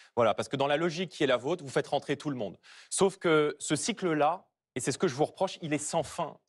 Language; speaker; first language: French; native; French